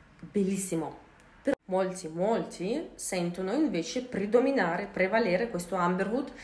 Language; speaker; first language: Italian; non-native, fluent; Russian